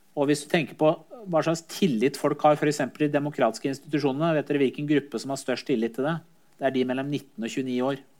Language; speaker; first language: Norwegian; early bilingual, other home language; Persian